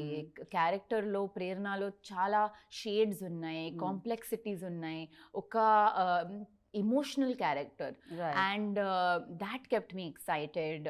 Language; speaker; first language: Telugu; non-native, learner; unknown